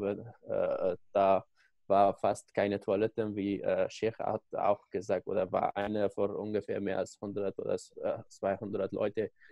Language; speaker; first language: German; non-native, learner; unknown